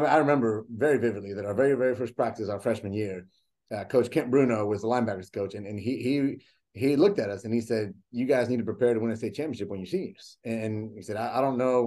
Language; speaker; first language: English; early bilingual, other home language; Spanish